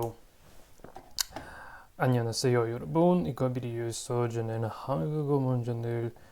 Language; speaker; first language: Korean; non-native, learner; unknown